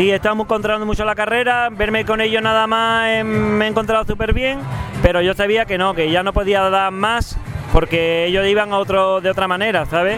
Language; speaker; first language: Spanish; native; Spanish